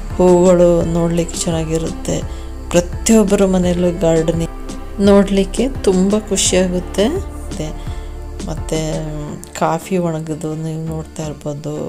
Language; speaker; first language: Kannada; non-native, local second language; Kodava